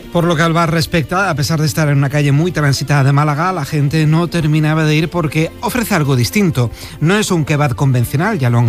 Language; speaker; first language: Spanish; native; Spanish